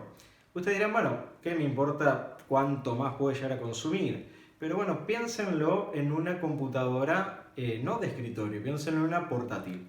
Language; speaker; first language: Spanish; native; Spanish